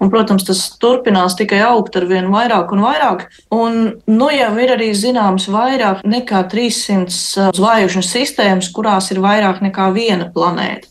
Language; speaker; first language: Latvian; native; Latvian